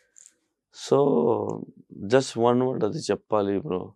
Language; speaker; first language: Telugu; non-native, local second language; Urdu